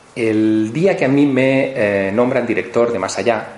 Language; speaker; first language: Spanish; native; Spanish